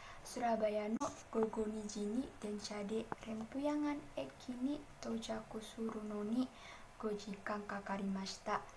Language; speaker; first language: Japanese; non-native, learner; Indonesian